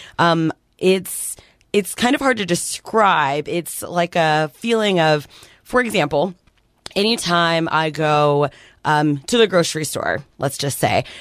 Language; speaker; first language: English; native; English